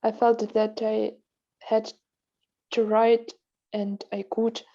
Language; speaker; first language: English; non-native, fluent; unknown